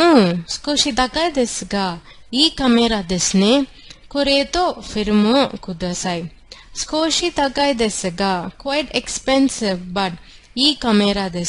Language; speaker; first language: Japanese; non-native, fluent; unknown